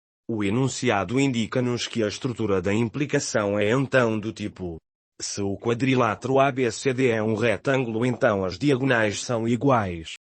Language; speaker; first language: Portuguese; native; Portuguese